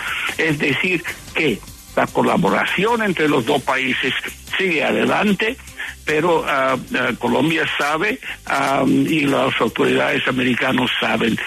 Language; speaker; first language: Spanish; non-native, fluent; English